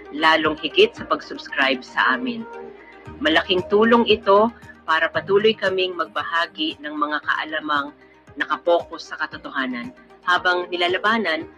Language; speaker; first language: Filipino; native; Filipino